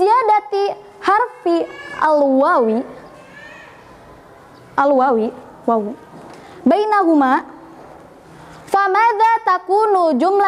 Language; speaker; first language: Arabic; non-native, fluent; Indonesian